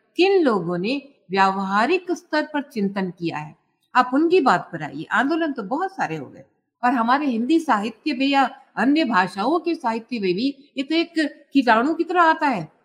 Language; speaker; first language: Hindi; native; Hindi